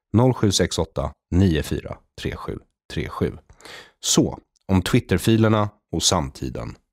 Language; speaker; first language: Swedish; native; Swedish